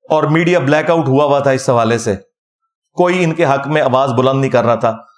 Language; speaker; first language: Urdu; non-native, local second language; Punjabi